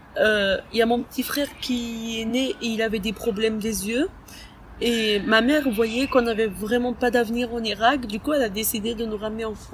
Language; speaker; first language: French; early bilingual, other home language; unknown